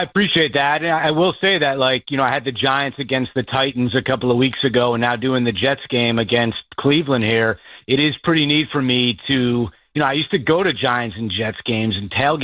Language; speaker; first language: English; native; English